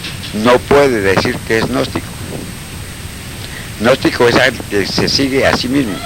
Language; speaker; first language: Spanish; native; Spanish